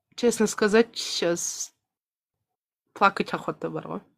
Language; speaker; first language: Russian; non-native, local second language; Kazakh